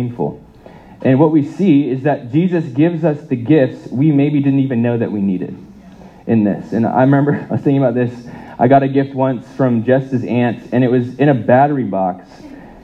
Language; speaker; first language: English; native; English